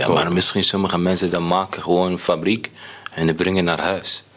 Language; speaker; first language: Dutch; non-native, learner; Arabic